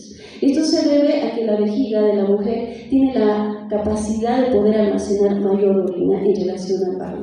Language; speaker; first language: Spanish; native; Spanish